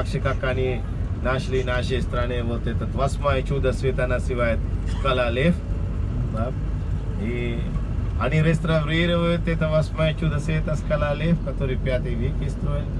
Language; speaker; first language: Russian; non-native, learner; Sinhala